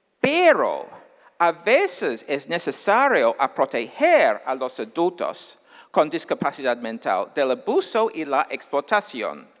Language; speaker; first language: Spanish; non-native, fluent; English